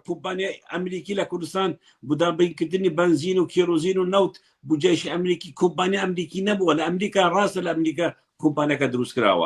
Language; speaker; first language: Central Kurdish; non-native, local second language; Kurdish